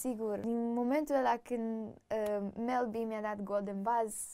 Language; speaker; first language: Romanian; early bilingual, heritage; Romanian